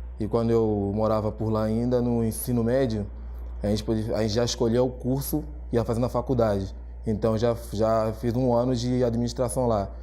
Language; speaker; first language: Portuguese; native; Portuguese